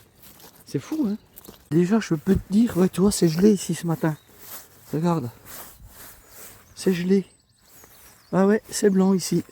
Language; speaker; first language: French; native; French